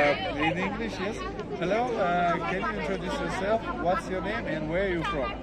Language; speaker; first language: English; non-native, learner; Russian